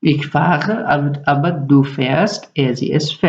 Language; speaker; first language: German; non-native, fluent; Nepali